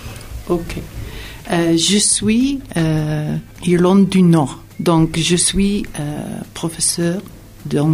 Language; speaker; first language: French; non-native, learner; English